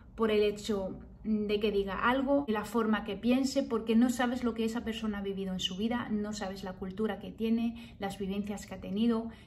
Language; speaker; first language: Spanish; early bilingual, heritage; Spanish